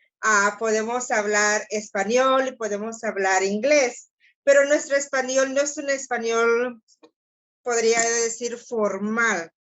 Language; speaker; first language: Spanish; non-native, local second language; English